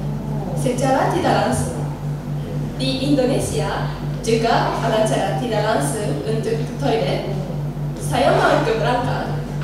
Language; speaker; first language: Indonesian; non-native, learner; Japanese